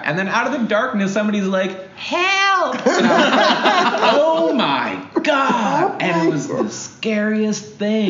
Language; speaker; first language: English; native; English